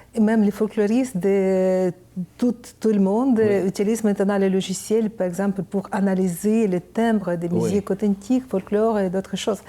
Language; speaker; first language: French; non-native, learner; Ukrainian